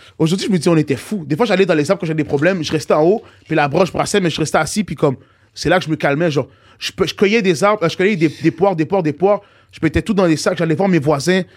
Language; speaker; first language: French; native; French